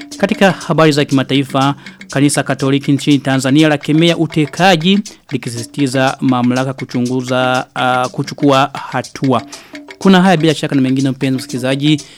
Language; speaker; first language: Swahili; non-native, local second language; Rundi